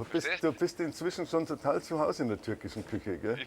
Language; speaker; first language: German; native; German